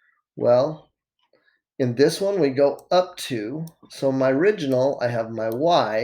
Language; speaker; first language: English; native; English